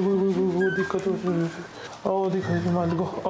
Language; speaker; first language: Korean; non-native, learner; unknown